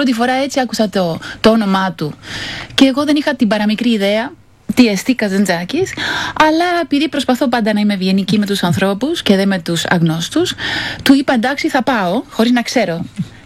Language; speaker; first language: Greek; non-native, fluent; Spanish